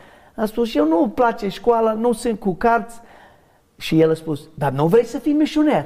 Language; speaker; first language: Romanian; non-native, learner; English